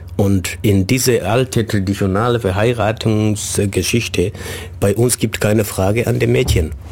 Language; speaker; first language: German; non-native, fluent; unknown